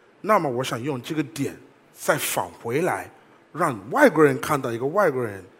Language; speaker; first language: Chinese; non-native, fluent; English